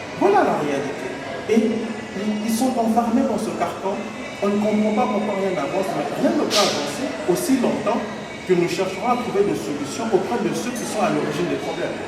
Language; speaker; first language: French; non-native, local second language; Lingala